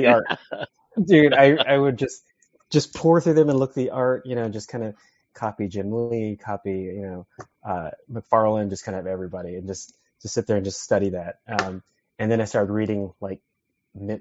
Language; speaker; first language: English; native; English